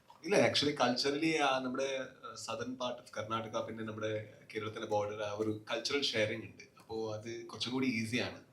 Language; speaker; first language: Malayalam; non-native, local second language; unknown